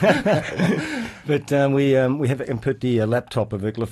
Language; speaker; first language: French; non-native, learner; English